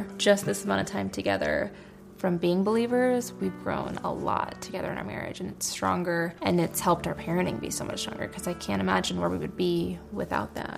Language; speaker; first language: English; native; English